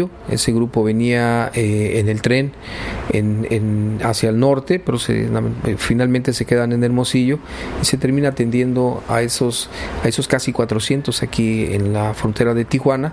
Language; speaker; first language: Spanish; native; Spanish